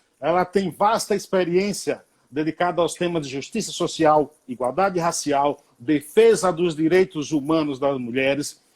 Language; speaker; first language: Portuguese; native; Portuguese